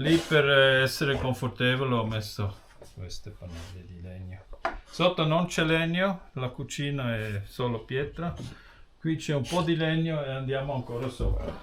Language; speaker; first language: Italian; non-native, fluent; German